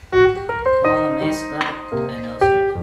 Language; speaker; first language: Spanish; non-native, learner; English